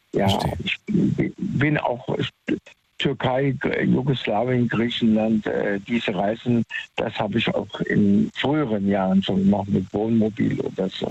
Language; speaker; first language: German; native; German